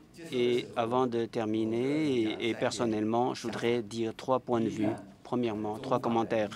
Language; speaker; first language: French; non-native, fluent; Chinese